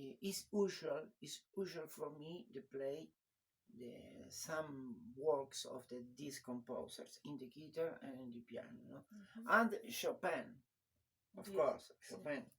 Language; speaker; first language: English; non-native, learner; Spanish